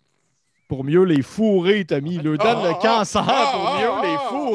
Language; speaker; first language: French; native; French